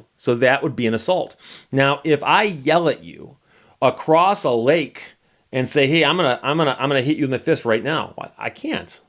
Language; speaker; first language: English; native; English